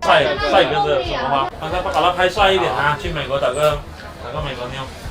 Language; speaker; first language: Chinese; native; Chinese